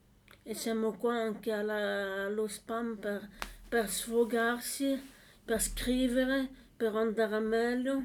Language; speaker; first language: Italian; non-native, learner; French